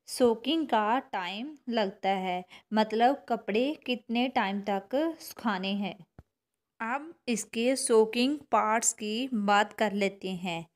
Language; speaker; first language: Hindi; non-native, local second language; Punjabi